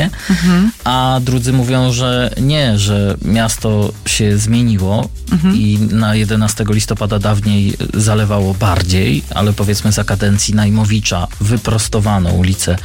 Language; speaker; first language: Polish; native; Polish